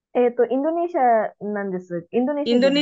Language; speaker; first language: Japanese; non-native, learner; Indonesian